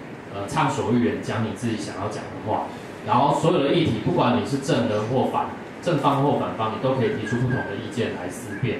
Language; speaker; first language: Chinese; native; Chinese